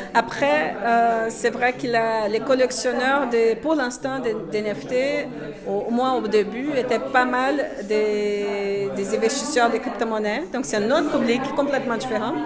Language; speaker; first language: French; non-native, fluent; Portuguese